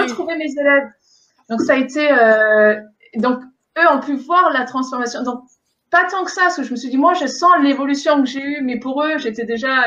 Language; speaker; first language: French; native; French